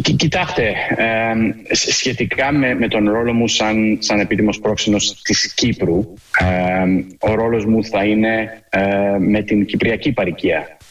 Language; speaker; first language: Greek; early bilingual, heritage; Greek